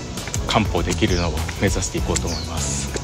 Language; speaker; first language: Japanese; native; Japanese